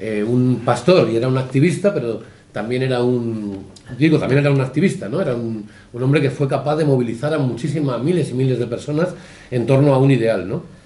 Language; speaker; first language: Spanish; native; Spanish